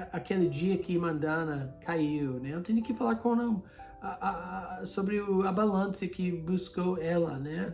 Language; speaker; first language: Portuguese; non-native, fluent; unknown